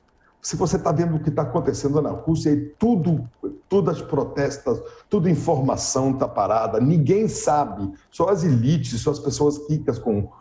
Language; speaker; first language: Portuguese; non-native, fluent; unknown